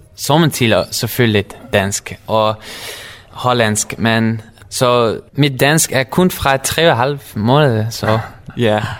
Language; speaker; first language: Danish; non-native, learner; Dutch